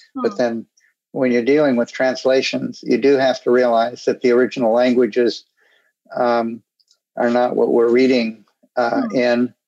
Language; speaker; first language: English; native; English